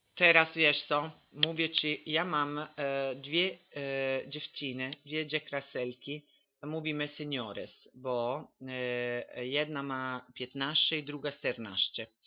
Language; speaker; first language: Polish; non-native, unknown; Italian